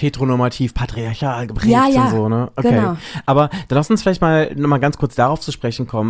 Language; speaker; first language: German; native; German